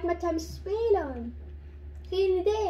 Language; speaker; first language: Dutch; non-native, learner; German